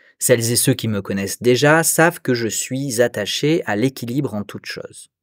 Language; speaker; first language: French; native; French